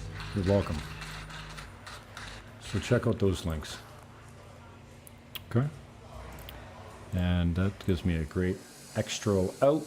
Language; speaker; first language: English; native; English